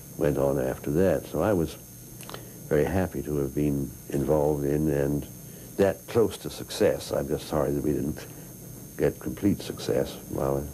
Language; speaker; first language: English; native; English